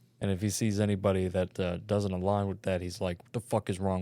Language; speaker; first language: English; native; English